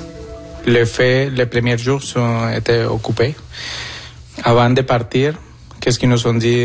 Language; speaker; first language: French; non-native, fluent; Spanish